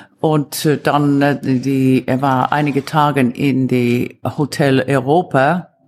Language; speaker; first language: German; non-native, fluent; Italian